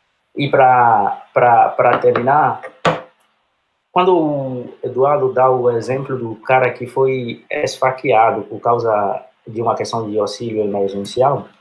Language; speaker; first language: Portuguese; non-native, fluent; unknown